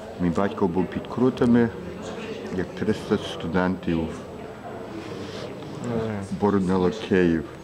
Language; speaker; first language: Ukrainian; early bilingual, heritage; Ukrainian